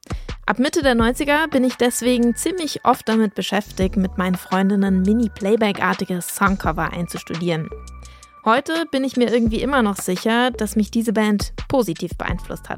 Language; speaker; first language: German; early bilingual, other home language; English